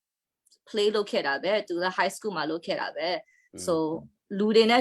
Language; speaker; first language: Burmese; non-native, local second language; Hakha Chin